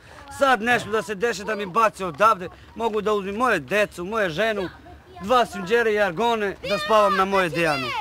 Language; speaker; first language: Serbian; non-native, local second language; Romany